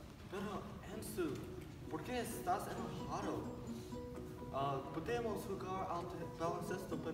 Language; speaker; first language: Spanish; non-native, learner; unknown